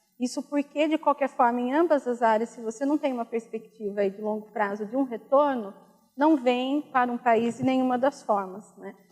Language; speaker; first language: Portuguese; native; Portuguese